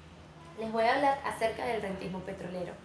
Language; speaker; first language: Spanish; native; Spanish